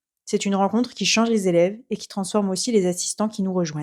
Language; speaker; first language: French; native; French